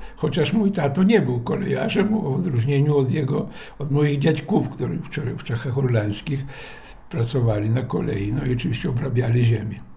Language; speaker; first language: Polish; non-native, local second language; Belarusian